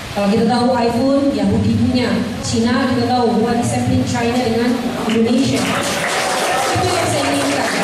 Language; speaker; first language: Indonesian; non-native, fluent; English